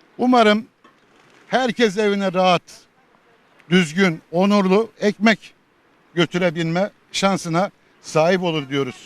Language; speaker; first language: Turkish; native; Turkish